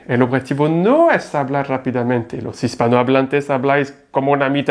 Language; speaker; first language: Spanish; non-native, fluent; French